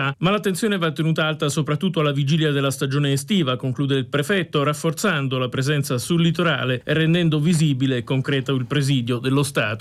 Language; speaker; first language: Italian; native; Italian